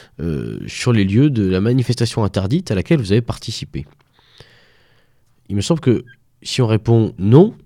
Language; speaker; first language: French; native; French